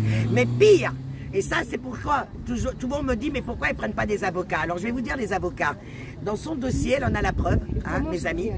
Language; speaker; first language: French; native; French